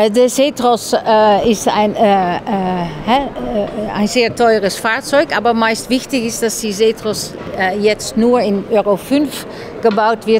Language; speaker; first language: German; non-native, fluent; Dutch